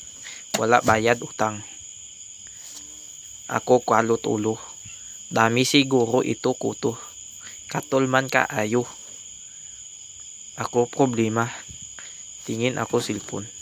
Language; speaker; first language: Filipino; non-native, local second language; Cebuano